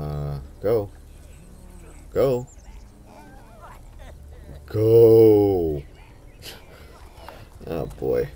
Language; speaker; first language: English; native; English